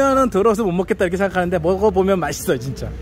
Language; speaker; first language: Korean; native; Korean